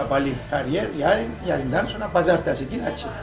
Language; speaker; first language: Turkish; early bilingual, heritage; Greek